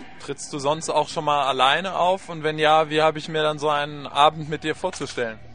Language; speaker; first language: German; native; German